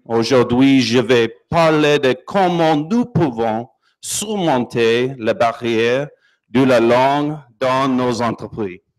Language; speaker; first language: French; non-native, learner; English